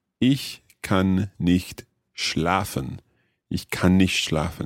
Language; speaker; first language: German; non-native, learner; English